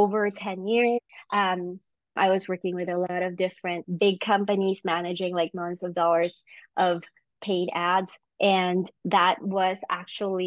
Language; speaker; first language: English; non-native, local second language; Filipino